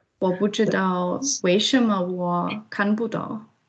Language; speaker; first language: Chinese; non-native, learner; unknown